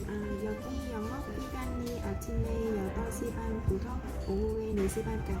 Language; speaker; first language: Korean; non-native, fluent; Vietnamese